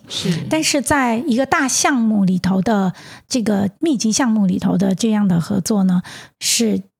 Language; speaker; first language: Chinese; native; Chinese